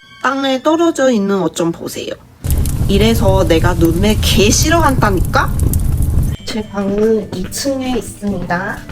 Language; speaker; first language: Korean; non-native, fluent; Chinese